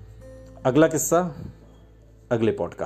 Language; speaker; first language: Hindi; native; Hindi